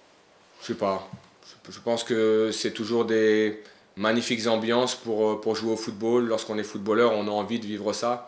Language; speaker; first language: French; native; French